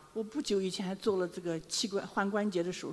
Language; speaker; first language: Chinese; native; Chinese